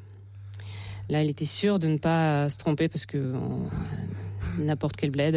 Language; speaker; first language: French; non-native, fluent; Russian